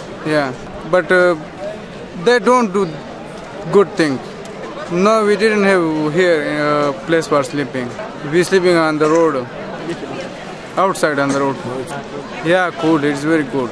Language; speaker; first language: English; non-native, learner; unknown